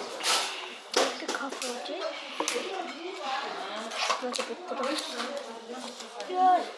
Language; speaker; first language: Korean; non-native, learner; Mongolian